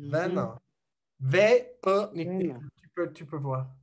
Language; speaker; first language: French; non-native, learner; English